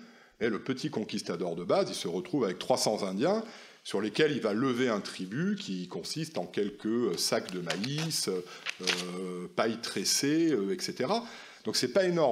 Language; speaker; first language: French; native; French